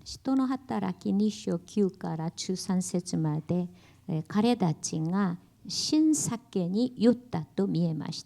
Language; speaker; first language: Japanese; non-native, learner; Korean